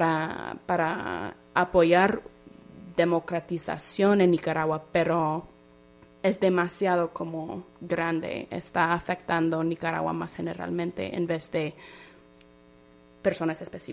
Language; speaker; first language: Spanish; non-native, fluent; English